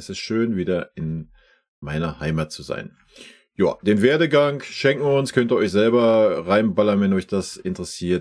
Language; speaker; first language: German; native; German